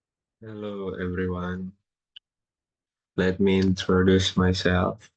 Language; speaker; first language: English; non-native, learner; Indonesian